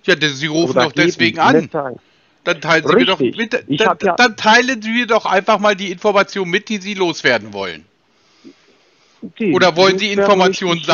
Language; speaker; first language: German; native; German